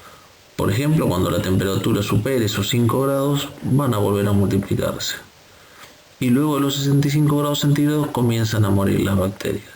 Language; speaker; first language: Spanish; native; Spanish